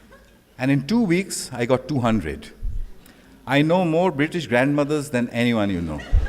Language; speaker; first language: English; non-native, local second language; Bangla